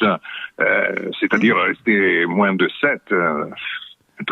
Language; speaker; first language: French; non-native, fluent; Italian